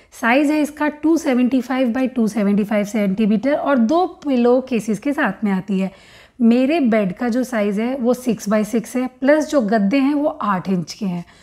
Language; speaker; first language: Hindi; native; Hindi